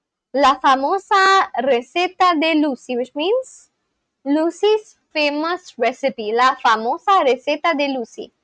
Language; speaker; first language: Spanish; non-native, learner; English